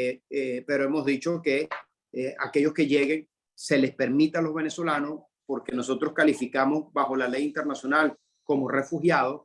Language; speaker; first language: Spanish; native; Spanish